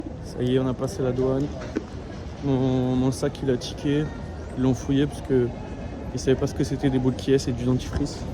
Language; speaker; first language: French; native; French